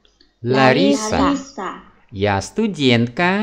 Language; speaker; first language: Russian; non-native, fluent; Vietnamese